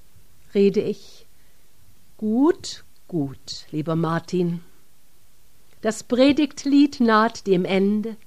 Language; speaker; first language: German; native; German